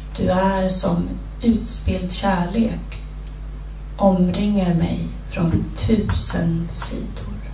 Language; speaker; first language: Swedish; native; Swedish